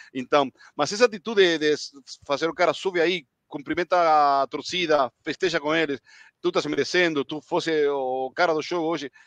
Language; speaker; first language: Portuguese; non-native, fluent; Spanish